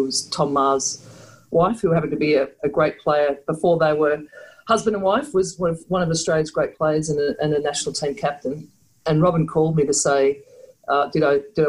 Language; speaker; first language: English; native; English